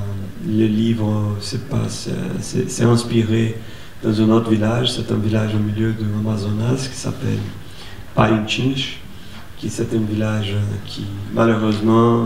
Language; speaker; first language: French; non-native, fluent; Portuguese